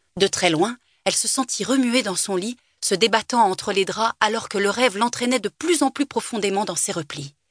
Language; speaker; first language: French; native; French